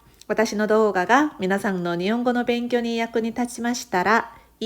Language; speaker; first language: Japanese; non-native, fluent; Korean